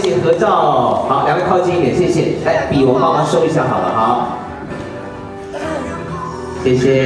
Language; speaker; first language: Chinese; native; Chinese